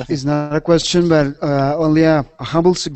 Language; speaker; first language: English; non-native, fluent; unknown